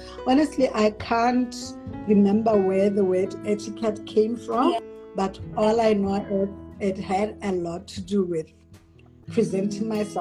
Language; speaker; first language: English; non-native, local second language; Tswana